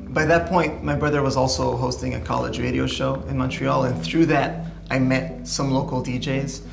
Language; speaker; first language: English; native; English